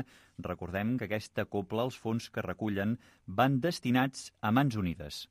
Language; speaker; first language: Catalan; native; Catalan